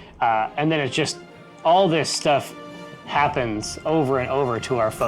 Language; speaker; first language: English; native; English